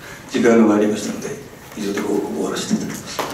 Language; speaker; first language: Japanese; native; Japanese